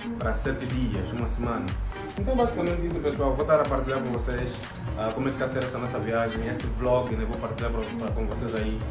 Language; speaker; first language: Portuguese; native; Portuguese